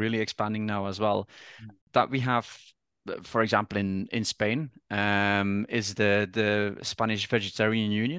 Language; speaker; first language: English; non-native, fluent; Dutch